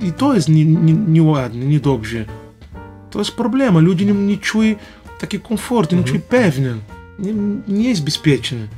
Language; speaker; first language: Polish; non-native, learner; Portuguese